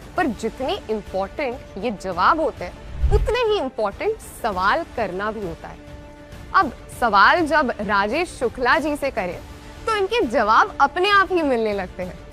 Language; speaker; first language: Hindi; native; Hindi